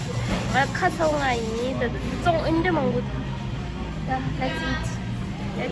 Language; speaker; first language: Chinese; non-native, learner; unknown